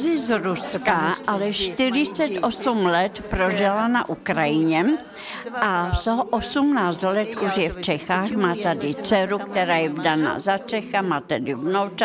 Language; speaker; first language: Czech; non-native, fluent; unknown